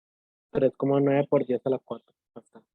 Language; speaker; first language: Spanish; native; Spanish